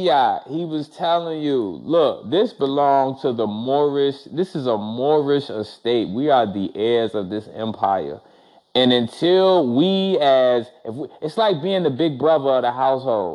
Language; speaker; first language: English; non-native, local second language; Shona